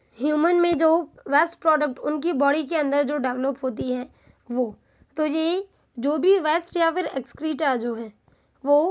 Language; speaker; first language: Hindi; non-native, local second language; Gujarati